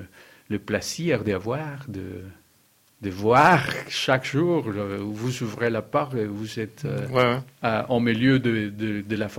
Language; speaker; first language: French; non-native, fluent; Spanish